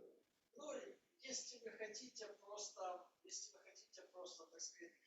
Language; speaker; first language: Russian; native; Russian